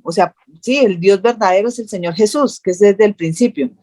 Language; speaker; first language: Spanish; native; Spanish